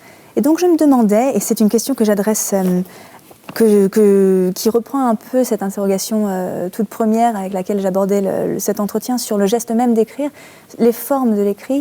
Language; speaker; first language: French; native; French